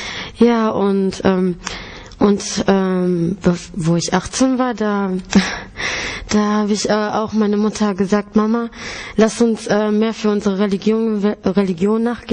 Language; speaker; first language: German; early bilingual, other home language; Greek